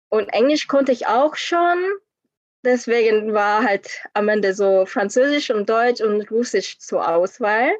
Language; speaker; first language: German; non-native, fluent; Korean